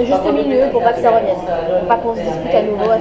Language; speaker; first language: French; native; French